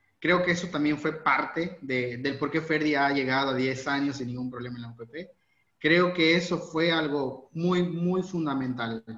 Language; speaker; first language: Spanish; native; Spanish